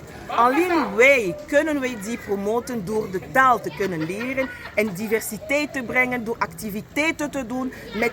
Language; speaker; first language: Dutch; non-native, fluent; French